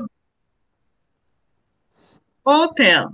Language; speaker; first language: English; non-native, learner; Spanish